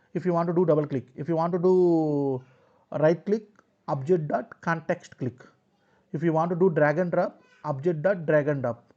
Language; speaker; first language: English; non-native, local second language; Telugu